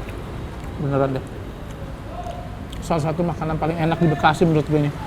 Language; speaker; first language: Indonesian; native; Indonesian